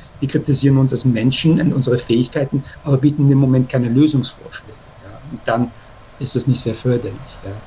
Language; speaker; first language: German; early bilingual, other home language; Persian